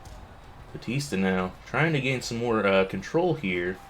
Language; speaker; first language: English; native; English